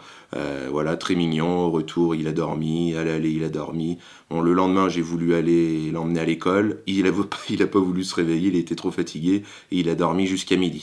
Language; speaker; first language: French; native; French